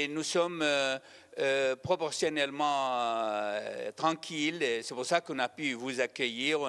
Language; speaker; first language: French; non-native, fluent; Arabic